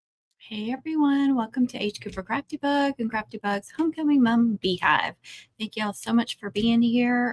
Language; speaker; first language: English; native; English